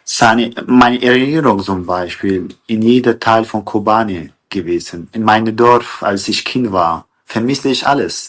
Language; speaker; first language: German; non-native, fluent; Kurdish